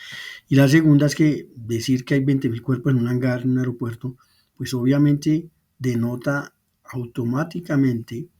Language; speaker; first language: Spanish; native; Spanish